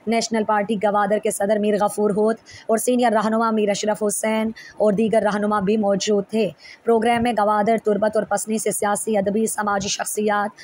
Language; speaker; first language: Urdu; non-native, local second language; Baluchi